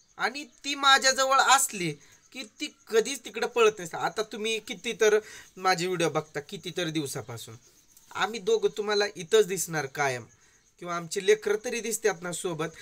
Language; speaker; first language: Marathi; non-native, local second language; Lambadi